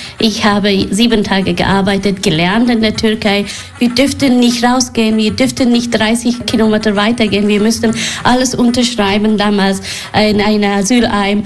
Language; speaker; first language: German; non-native, learner; Persian